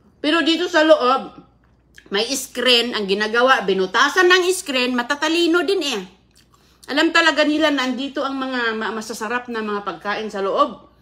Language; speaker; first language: Filipino; non-native, local second language; Cebuano